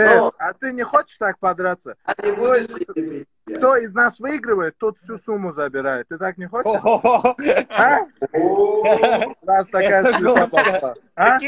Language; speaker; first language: Russian; native; Russian